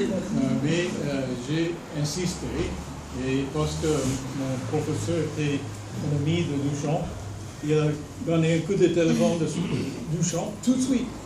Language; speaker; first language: French; non-native, fluent; English